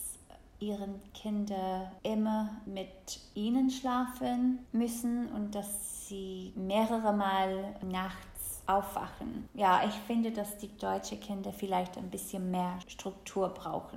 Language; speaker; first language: German; non-native, fluent; English